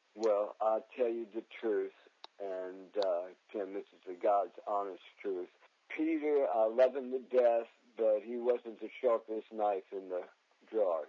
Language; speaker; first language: English; native; English